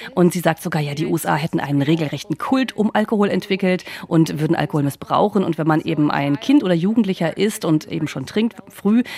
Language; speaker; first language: German; native; German